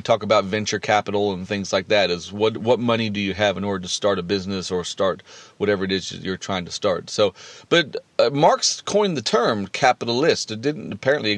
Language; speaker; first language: English; native; English